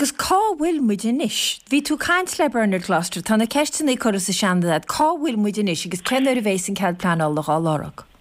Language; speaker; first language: Irish; native; Irish